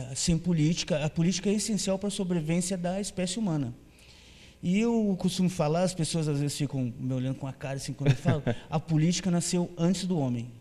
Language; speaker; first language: Portuguese; native; Portuguese